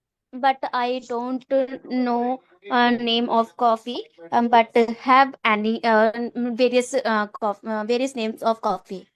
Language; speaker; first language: English; non-native, learner; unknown